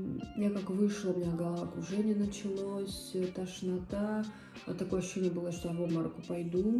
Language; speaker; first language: Russian; native; Russian